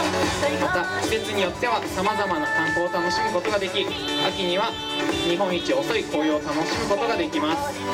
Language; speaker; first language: Japanese; native; Japanese